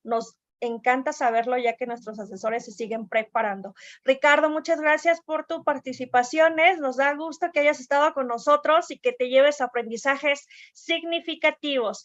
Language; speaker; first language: Spanish; native; Spanish